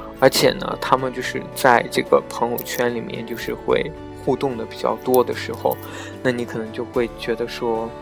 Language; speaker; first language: Chinese; native; Chinese